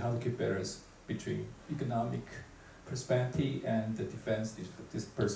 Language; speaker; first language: English; non-native, fluent; Chinese